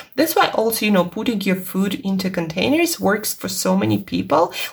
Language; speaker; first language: English; non-native, fluent; Russian